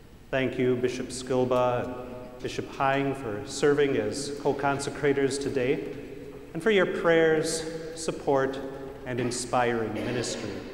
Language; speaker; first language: English; native; English